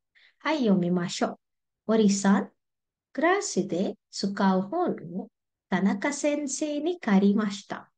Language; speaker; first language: Japanese; non-native, fluent; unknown